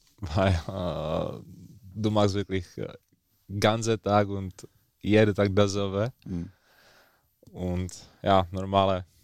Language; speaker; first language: German; non-native, learner; Czech